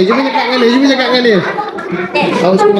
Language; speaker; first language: Malay; native; Malay